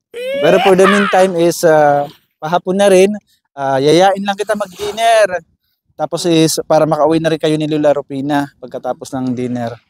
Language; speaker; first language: Filipino; non-native, local second language; Waray